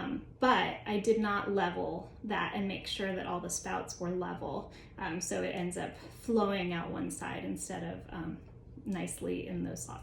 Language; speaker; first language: English; native; English